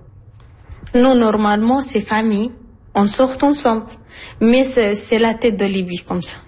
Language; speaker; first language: French; non-native, learner; Arabic